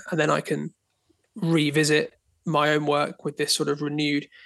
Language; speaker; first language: English; native; English